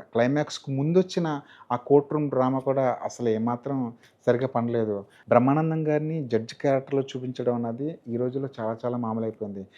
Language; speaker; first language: Telugu; native; Telugu